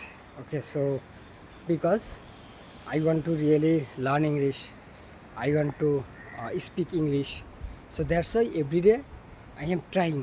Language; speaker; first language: English; non-native, learner; Bangla